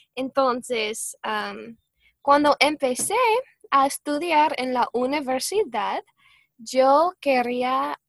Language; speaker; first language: Spanish; non-native, fluent; English